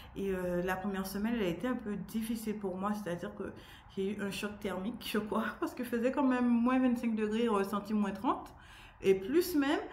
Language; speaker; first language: French; native; French